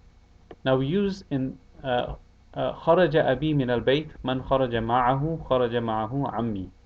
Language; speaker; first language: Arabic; non-native, fluent; English